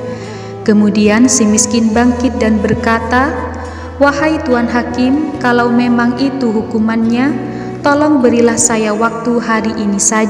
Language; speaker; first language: Indonesian; native; Indonesian